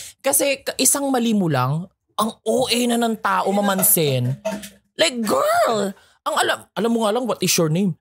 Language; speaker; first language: Filipino; native; Filipino